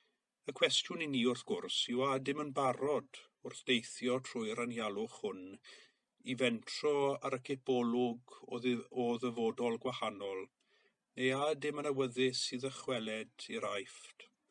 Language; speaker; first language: Welsh; native; Welsh